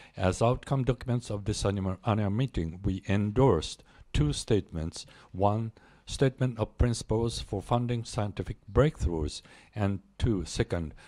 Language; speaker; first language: English; non-native, fluent; Japanese